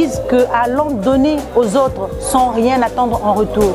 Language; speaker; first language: French; non-native, local second language; Lingala